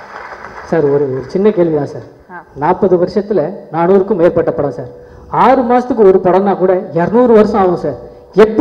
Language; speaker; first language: Tamil; native; Tamil